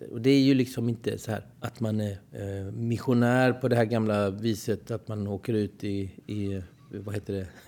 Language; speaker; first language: Swedish; native; Swedish